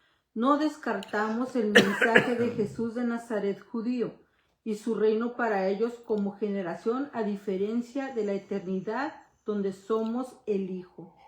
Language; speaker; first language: Spanish; native; Spanish